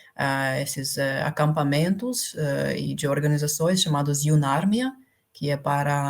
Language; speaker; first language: Portuguese; non-native, fluent; Ukrainian